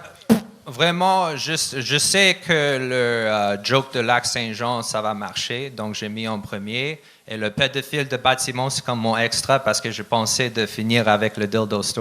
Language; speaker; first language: French; non-native, learner; Russian